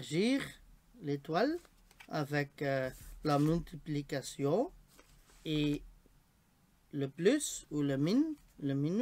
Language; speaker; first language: French; non-native, local second language; Dutch